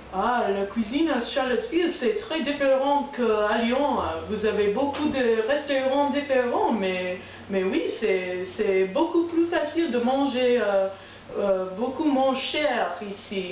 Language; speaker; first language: French; non-native, learner; English